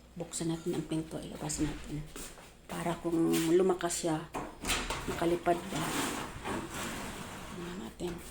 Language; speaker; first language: Filipino; non-native, local second language; Bikol